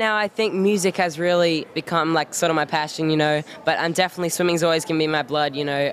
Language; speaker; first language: English; native; English